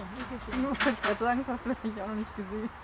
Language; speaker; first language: German; native; German